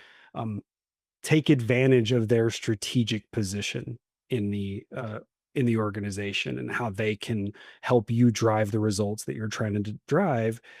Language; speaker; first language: English; native; English